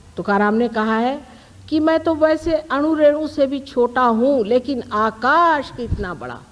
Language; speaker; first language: Hindi; non-native, local second language; Marathi